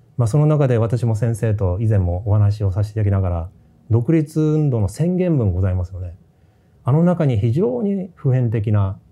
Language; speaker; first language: Japanese; native; Japanese